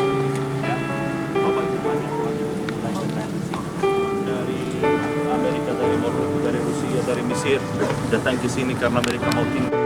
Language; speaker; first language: Indonesian; non-native, fluent; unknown